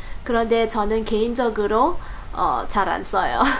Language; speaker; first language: Korean; non-native, fluent; English